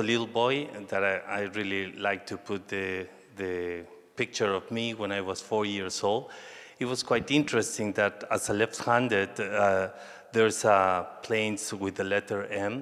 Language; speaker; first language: English; non-native, fluent; Spanish